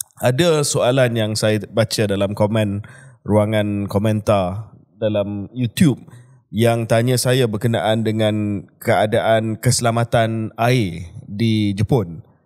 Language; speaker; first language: Malay; early bilingual, heritage; Malay